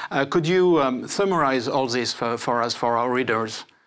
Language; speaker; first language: English; non-native, fluent; French